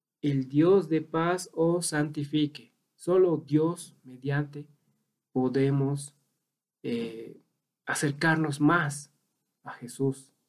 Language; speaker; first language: Spanish; native; Spanish